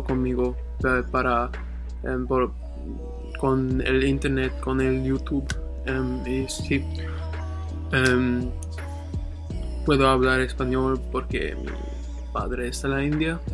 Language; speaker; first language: Spanish; non-native, learner; German